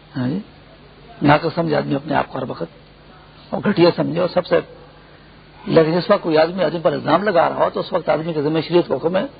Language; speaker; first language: Urdu; non-native, local second language; Pashto